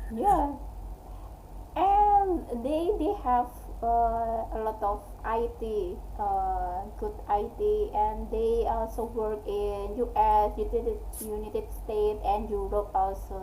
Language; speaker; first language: English; non-native, learner; Indonesian